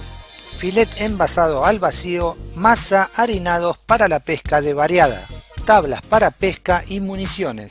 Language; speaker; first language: Spanish; native; Spanish